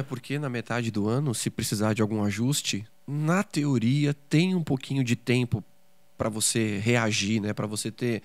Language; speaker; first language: Portuguese; native; Portuguese